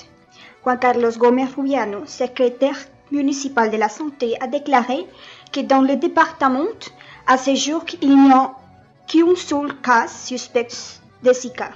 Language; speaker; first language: French; non-native, learner; Spanish